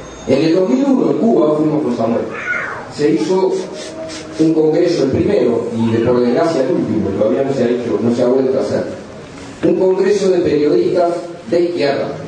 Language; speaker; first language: Spanish; native; Spanish